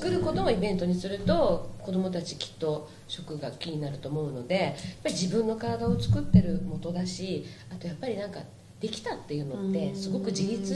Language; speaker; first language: Japanese; native; Japanese